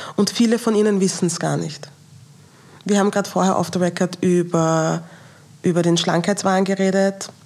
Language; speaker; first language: German; native; German